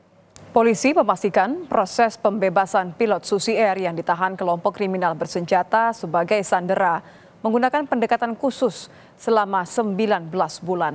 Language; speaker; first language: Indonesian; native; Indonesian